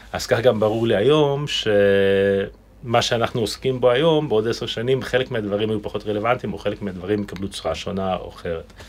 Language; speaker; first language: Hebrew; non-native, fluent; Russian